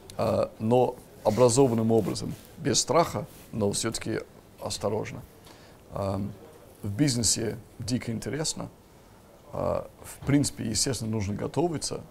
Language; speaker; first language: Russian; non-native, fluent; English